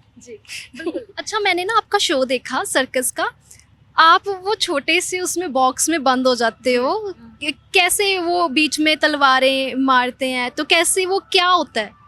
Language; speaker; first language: Hindi; non-native, local second language; Punjabi